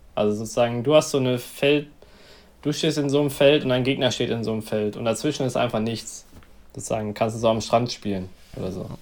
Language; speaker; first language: German; native; German